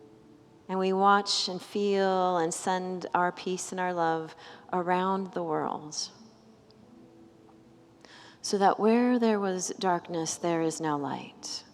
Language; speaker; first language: English; native; English